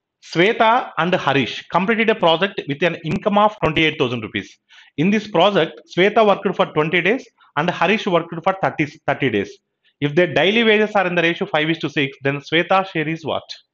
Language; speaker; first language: English; non-native, local second language; Telugu